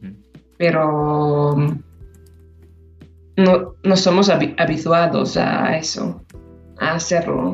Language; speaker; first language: Spanish; non-native, fluent; Slovak